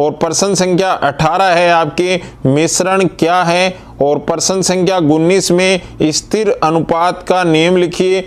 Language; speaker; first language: Hindi; native; Hindi